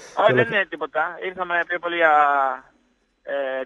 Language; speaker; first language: Greek; non-native, fluent; Italian